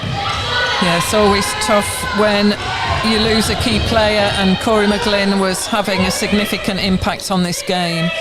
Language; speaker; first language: English; native; English